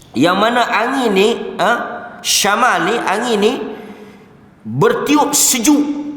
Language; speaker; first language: Malay; native; Malay